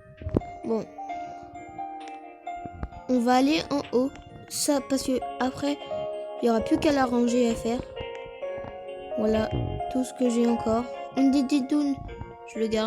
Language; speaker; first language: French; native; French